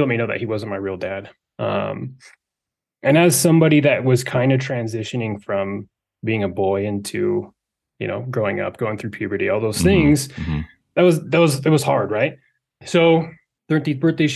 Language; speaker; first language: English; native; English